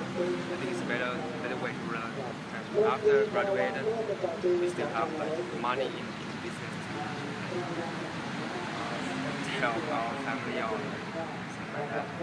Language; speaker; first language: English; non-native, learner; Thai